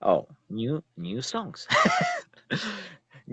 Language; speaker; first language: English; non-native, learner; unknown